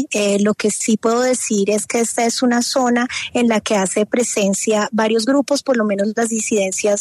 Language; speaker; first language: Spanish; native; Spanish